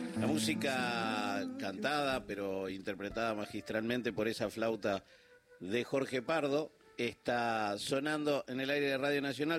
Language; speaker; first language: Spanish; native; Spanish